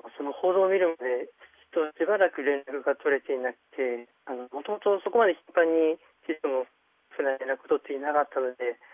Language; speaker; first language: Japanese; early bilingual, other home language; Chinese